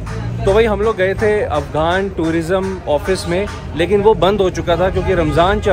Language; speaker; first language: Hindi; native; Hindi